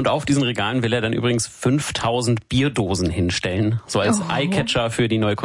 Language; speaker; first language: German; native; German